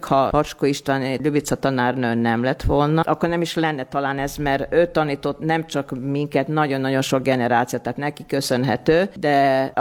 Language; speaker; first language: Hungarian; non-native, local second language; Serbian